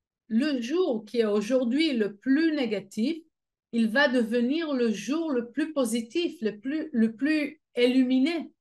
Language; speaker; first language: French; non-native, fluent; Hebrew